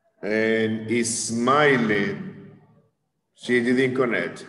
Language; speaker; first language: English; non-native, fluent; Spanish